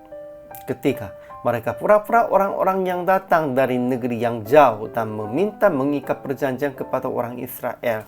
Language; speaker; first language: Indonesian; non-native, fluent; Korean